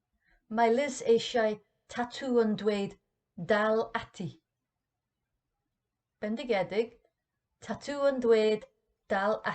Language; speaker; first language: Welsh; non-native, learner; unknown